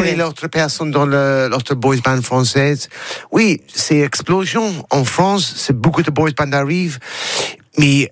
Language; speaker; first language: French; non-native, learner; English